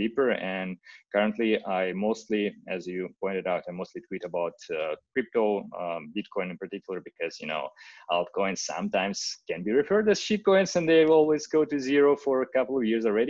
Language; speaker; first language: English; non-native, fluent; Russian